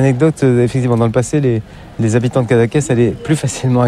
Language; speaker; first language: French; native; French